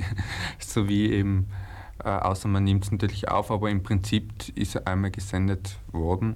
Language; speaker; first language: German; native; German